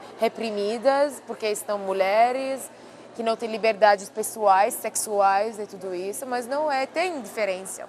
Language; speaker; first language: Portuguese; non-native, fluent; Arabic